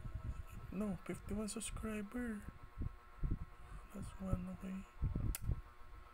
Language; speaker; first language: English; non-native, learner; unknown